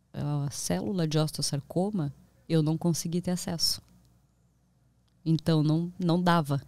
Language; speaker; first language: Portuguese; native; Portuguese